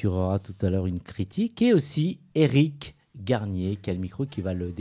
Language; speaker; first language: French; native; French